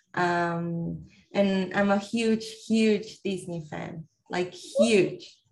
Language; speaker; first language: English; non-native, fluent; Spanish